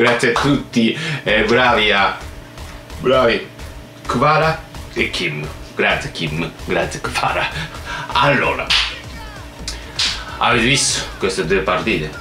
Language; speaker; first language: Italian; non-native, learner; Japanese